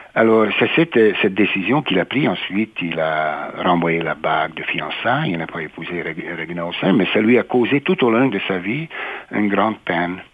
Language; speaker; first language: French; non-native, fluent; Hungarian